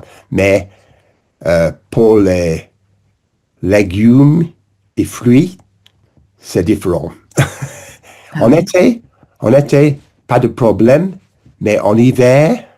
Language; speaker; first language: French; non-native, learner; English